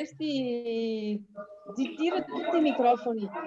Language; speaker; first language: Italian; native; Italian